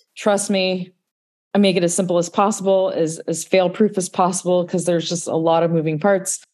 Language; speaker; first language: English; native; English